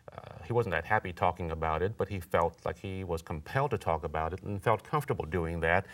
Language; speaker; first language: English; native; English